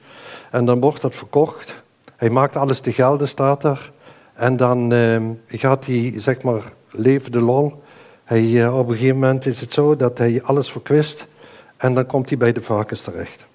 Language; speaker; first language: Dutch; native; Dutch